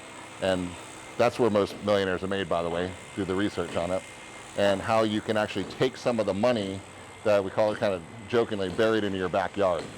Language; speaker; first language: English; native; English